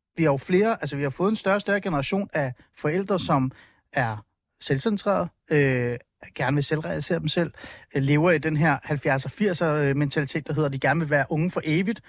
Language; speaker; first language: Danish; early bilingual, other home language; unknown